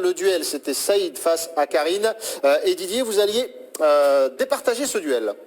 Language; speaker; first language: French; native; French